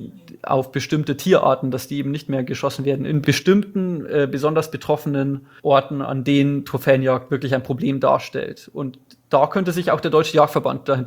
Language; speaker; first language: German; native; German